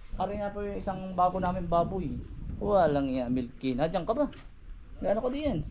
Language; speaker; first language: Filipino; native; Filipino